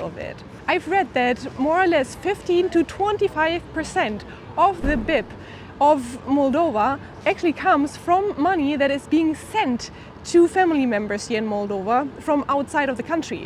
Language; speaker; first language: English; non-native, fluent; German